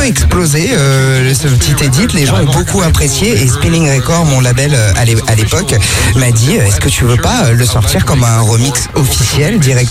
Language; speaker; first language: French; non-native, fluent; Dutch